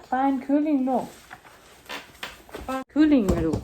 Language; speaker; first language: Danish; non-native, learner; Thai